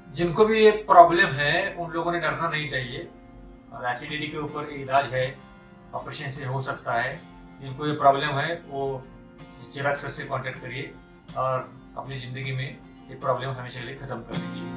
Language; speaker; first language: Hindi; non-native, local second language; Marathi